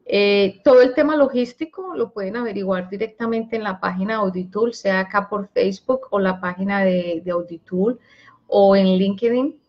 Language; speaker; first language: Spanish; native; Spanish